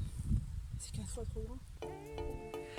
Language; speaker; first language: French; native; French